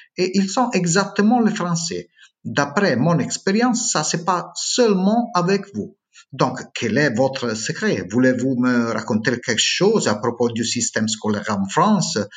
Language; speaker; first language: French; non-native, learner; Italian